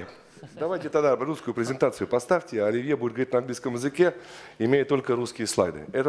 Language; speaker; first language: Russian; native; Russian